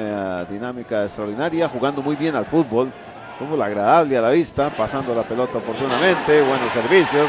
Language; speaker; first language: Spanish; native; Spanish